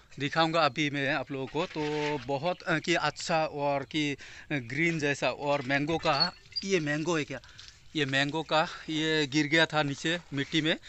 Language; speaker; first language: Hindi; non-native, local second language; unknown